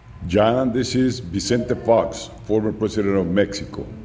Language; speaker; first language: English; non-native, fluent; Spanish